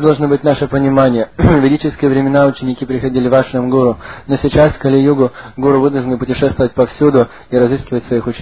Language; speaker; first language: Russian; native; Russian